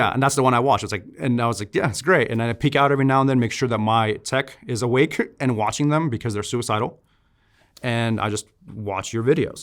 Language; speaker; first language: English; native; English